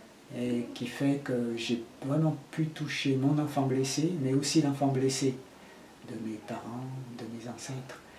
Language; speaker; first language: French; native; French